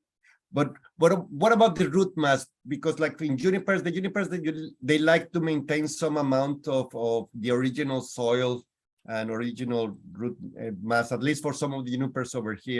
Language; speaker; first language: English; non-native, fluent; Spanish